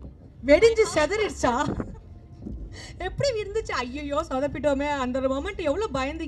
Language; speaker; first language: Tamil; native; Tamil